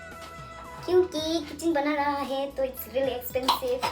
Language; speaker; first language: Hindi; non-native, local second language; Tibetan